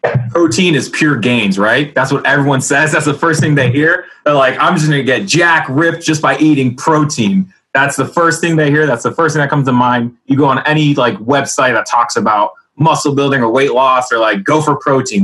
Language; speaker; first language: English; early bilingual, other home language; Spanish